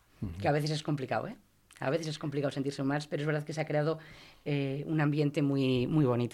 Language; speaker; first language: Spanish; native; Spanish